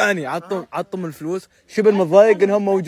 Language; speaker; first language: Arabic; native; Arabic